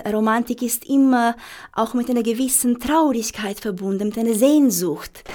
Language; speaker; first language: German; non-native, fluent; Romanian